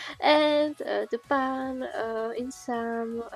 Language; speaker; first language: English; non-native, learner; Czech